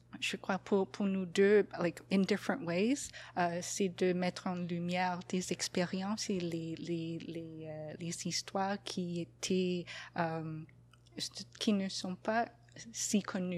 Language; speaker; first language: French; non-native, local second language; English